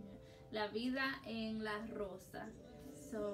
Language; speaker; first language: Spanish; early bilingual, heritage; Spanish